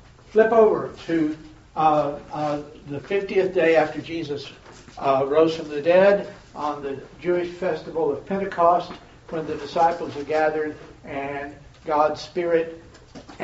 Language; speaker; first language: English; native; English